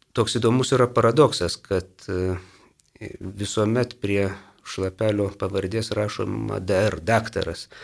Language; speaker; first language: Lithuanian; native; Lithuanian